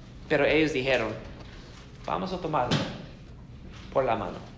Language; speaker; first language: Spanish; non-native, fluent; English